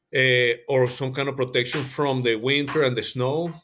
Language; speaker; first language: English; non-native, fluent; Spanish